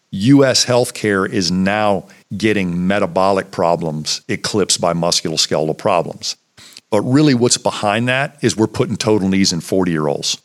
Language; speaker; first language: English; native; English